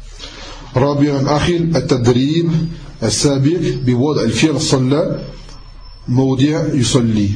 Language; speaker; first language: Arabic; non-native, fluent; French